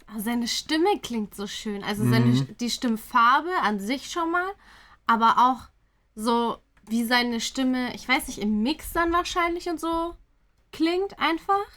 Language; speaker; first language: German; native; German